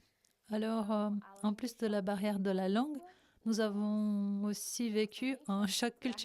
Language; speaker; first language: French; non-native, fluent; Portuguese